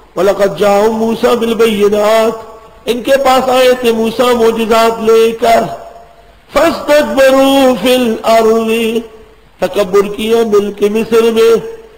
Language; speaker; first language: Urdu; non-native, local second language; Pashto